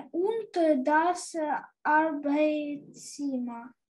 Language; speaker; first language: German; non-native, learner; Ukrainian